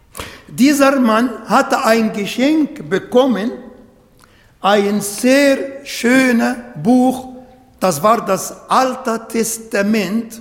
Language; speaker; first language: German; non-native, fluent; Arabic